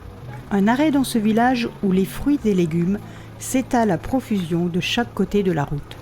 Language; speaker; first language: French; native; French